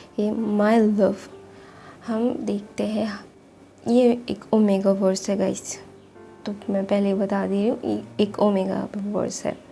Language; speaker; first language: Hindi; non-native, local second language; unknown